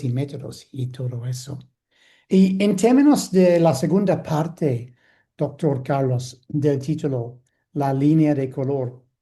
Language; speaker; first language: Spanish; non-native, fluent; English